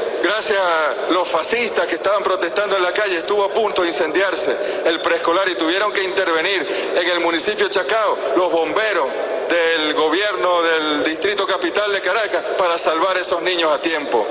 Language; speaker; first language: Spanish; native; Spanish